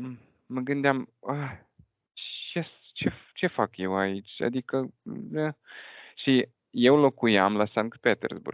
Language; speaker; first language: Romanian; non-native, fluent; Russian